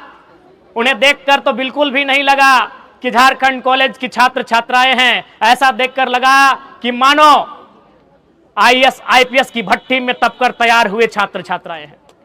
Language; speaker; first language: Hindi; non-native, local second language; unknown